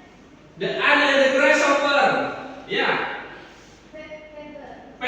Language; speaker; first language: English; non-native, learner; Indonesian